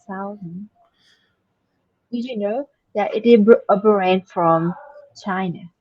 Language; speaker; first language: English; non-native, learner; Vietnamese